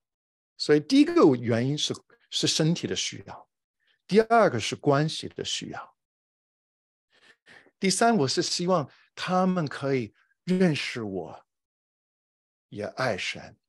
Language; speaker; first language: Chinese; non-native, fluent; English